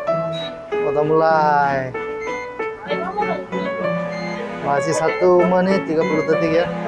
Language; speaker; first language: Indonesian; non-native, fluent; Korean